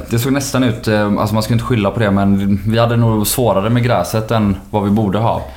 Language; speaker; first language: Swedish; native; Swedish